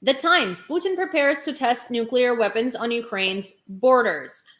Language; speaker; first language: English; non-native, fluent; Ukrainian